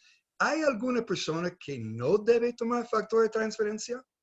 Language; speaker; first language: Spanish; non-native, fluent; English